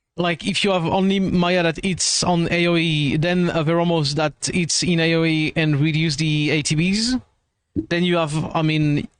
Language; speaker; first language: English; non-native, fluent; French